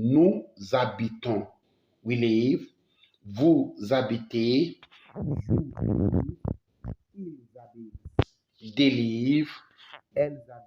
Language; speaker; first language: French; non-native, fluent; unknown